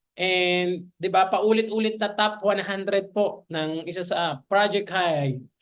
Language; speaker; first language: Filipino; native; Filipino